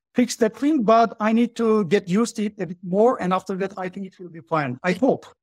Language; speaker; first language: English; non-native, fluent; Turkish